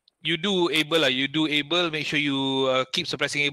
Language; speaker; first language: English; non-native, local second language; Malay